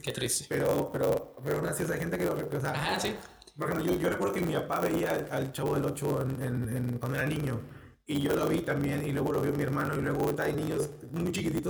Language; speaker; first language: Spanish; native; Spanish